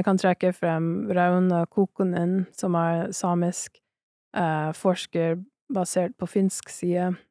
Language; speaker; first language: Norwegian; non-native, fluent; English